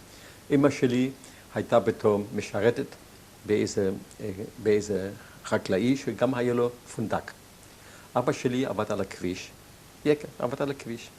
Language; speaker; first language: Hebrew; non-native, fluent; German